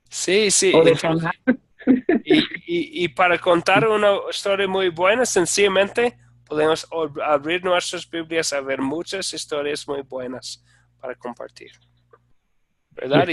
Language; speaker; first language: Spanish; non-native, fluent; English